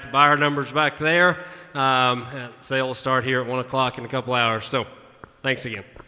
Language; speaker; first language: English; native; English